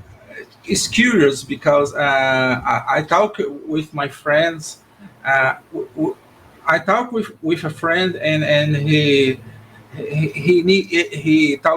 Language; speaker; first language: English; non-native, learner; Portuguese